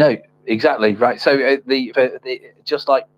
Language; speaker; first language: English; native; English